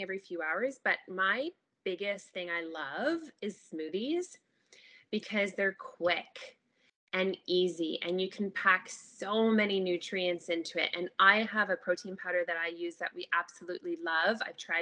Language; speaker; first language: English; native; English